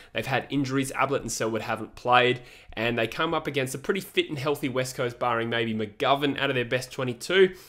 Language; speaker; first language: English; native; English